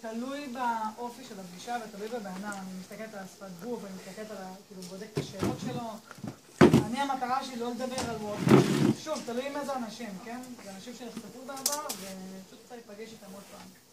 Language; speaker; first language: Hebrew; native; Hebrew